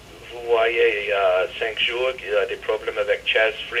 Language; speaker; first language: French; non-native, fluent; English